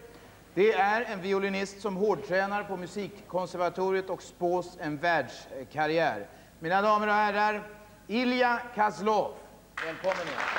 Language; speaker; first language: Swedish; native; Swedish